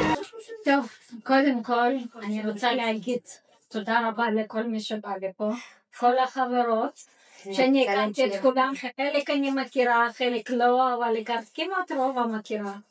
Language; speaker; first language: Hebrew; non-native, fluent; Russian